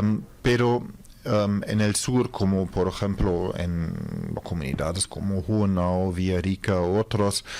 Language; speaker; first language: Spanish; non-native, fluent; German